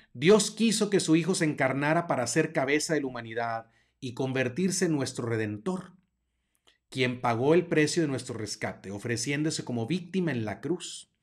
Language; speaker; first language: Spanish; native; Spanish